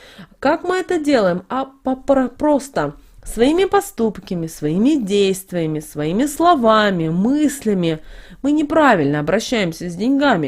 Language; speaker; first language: Russian; native; Russian